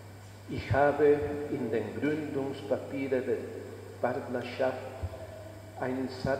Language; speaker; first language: German; non-native, fluent; Spanish